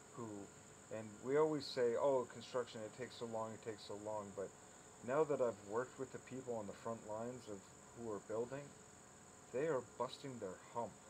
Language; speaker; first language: English; native; English